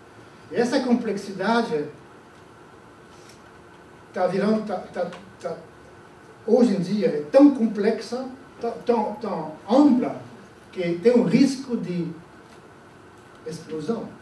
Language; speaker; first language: Portuguese; non-native, fluent; French